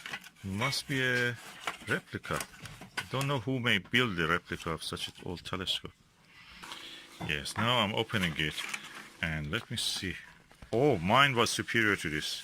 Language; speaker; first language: English; non-native, fluent; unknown